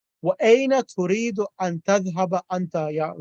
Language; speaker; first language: Arabic; non-native, fluent; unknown